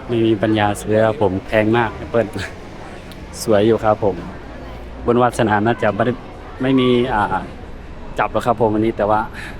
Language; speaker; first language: Thai; native; Thai